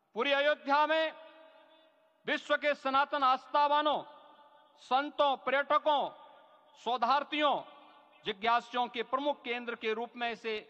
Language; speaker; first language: Hindi; native; Hindi